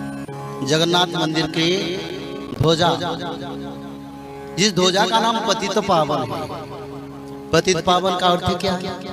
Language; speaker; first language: Hindi; non-native, local second language; Odia